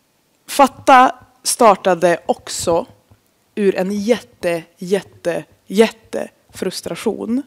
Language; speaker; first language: Swedish; native; Swedish